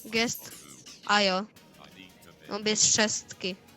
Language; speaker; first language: Czech; early bilingual, other home language; Russian